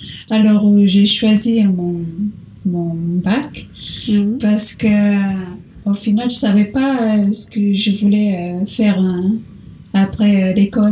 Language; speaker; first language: French; non-native, learner; Portuguese